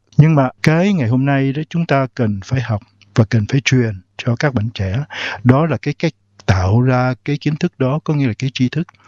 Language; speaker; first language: Vietnamese; native; Vietnamese